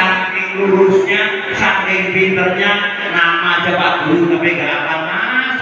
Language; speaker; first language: Indonesian; native; Indonesian